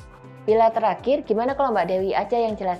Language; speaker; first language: Indonesian; native; Indonesian